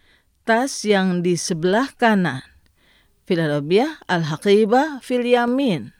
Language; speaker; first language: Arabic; non-native, fluent; Indonesian